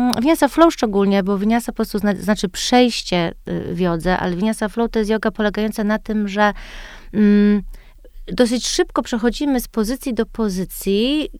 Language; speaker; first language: Polish; early bilingual, heritage; Polish